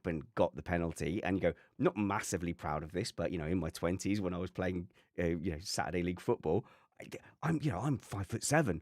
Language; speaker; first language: English; native; English